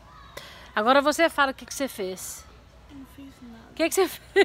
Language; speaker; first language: Portuguese; native; Portuguese